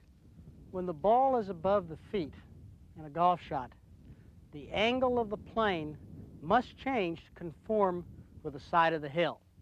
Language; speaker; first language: English; native; English